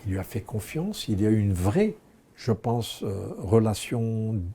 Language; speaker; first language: French; non-native, local second language; Arabic